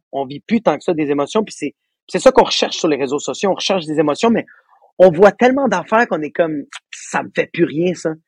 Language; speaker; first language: French; native; French